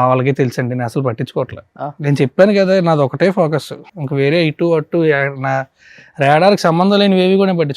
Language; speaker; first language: Telugu; native; Telugu